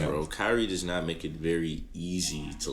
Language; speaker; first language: English; native; English